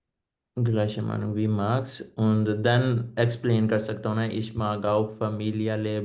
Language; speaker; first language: German; non-native, learner; Punjabi